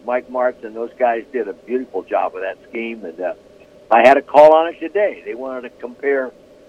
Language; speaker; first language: English; native; English